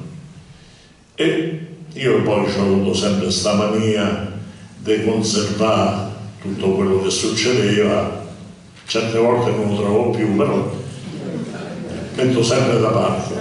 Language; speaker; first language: Italian; native; Italian